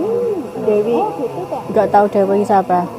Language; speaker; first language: Indonesian; native; Indonesian